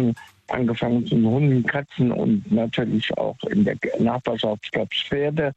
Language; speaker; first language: German; native; German